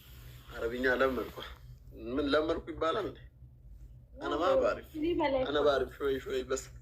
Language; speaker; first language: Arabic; non-native, learner; Amharic